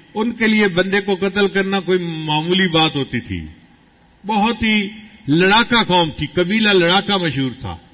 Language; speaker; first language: Urdu; non-native, local second language; Punjabi